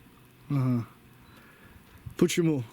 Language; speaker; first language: Russian; non-native, learner; English